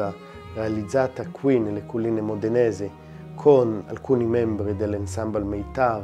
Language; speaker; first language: Italian; non-native, fluent; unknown